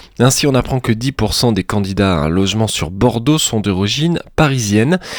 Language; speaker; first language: French; native; French